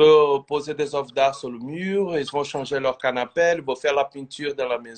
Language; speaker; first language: French; non-native, fluent; Portuguese